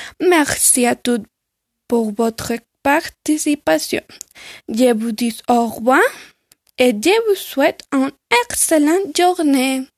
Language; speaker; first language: French; non-native, learner; Spanish